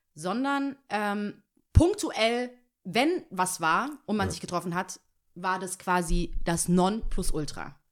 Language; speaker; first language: German; early bilingual, other home language; Tigrinya